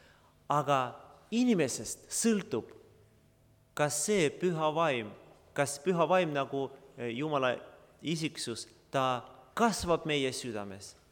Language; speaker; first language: Estonian; non-native, local second language; Russian